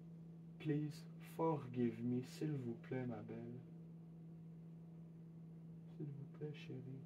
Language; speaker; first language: French; non-native, learner; English